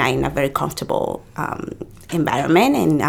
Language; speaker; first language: English; non-native, fluent; Spanish